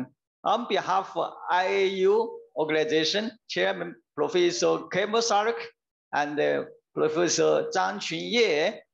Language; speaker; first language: English; non-native, learner; Chinese